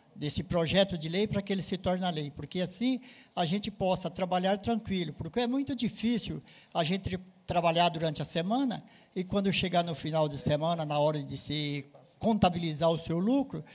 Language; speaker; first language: Portuguese; native; Portuguese